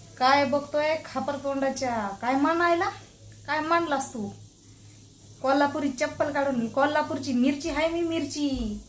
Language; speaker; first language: Marathi; non-native, local second language; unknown